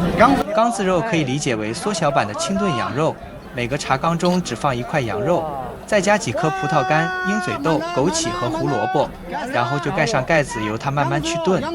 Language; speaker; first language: Chinese; native; Chinese